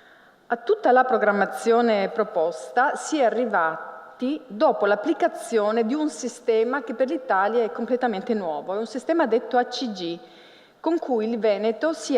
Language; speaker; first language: Italian; native; Italian